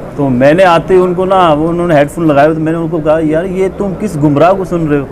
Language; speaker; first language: Urdu; non-native, local second language; Punjabi